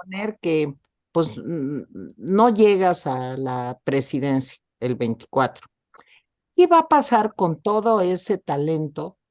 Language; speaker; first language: Spanish; native; Spanish